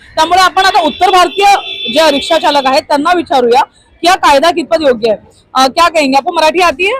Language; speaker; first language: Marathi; native; Marathi